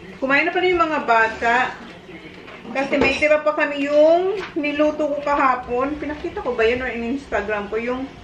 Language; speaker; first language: Filipino; non-native, local second language; Bikol